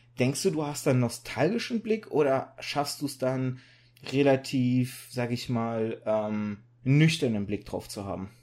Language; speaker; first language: German; native; German